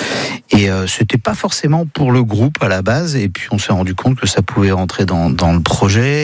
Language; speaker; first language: French; native; French